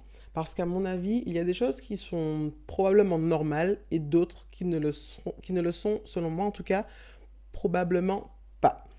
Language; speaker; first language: French; native; French